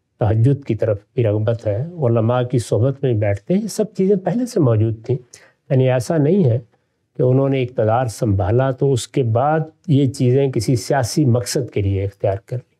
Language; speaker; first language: Urdu; non-native, local second language; Punjabi